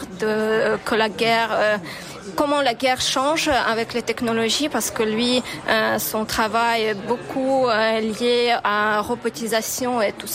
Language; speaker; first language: French; non-native, fluent; Ukrainian